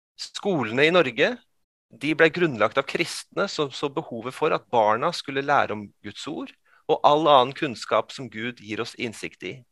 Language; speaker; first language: Norwegian; early bilingual, other home language; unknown